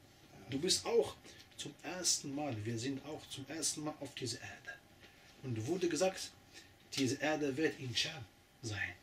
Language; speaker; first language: German; non-native, fluent; Arabic